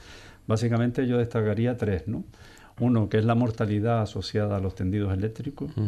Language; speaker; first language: Spanish; native; Spanish